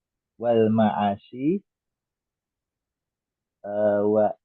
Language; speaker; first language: Arabic; non-native, learner; Indonesian